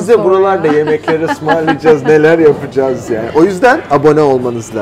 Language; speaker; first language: Turkish; native; Turkish